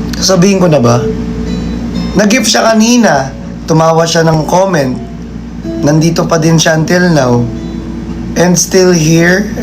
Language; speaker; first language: Filipino; non-native, local second language; Cebuano